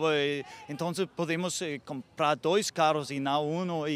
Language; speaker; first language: Portuguese; non-native, learner; Danish